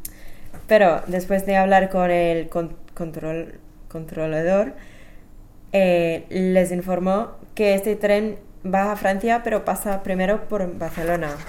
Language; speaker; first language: Spanish; non-native, fluent; English